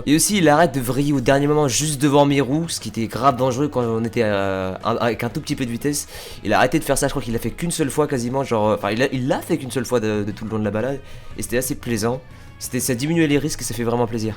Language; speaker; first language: French; native; French